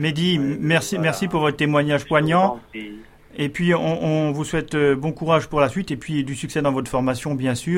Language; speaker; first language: French; native; French